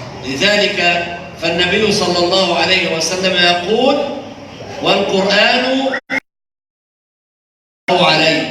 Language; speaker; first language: Arabic; native; Arabic